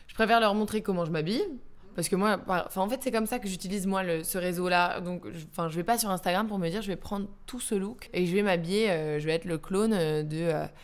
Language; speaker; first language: French; native; French